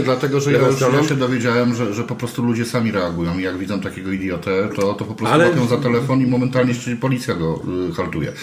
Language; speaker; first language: Polish; native; Polish